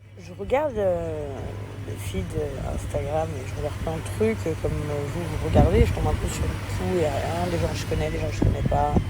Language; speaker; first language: French; early bilingual, other home language; English